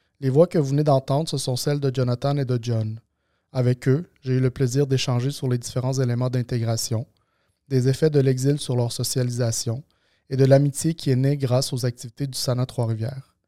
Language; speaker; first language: French; native; French